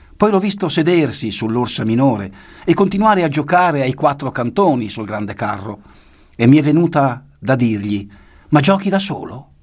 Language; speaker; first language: Italian; native; Italian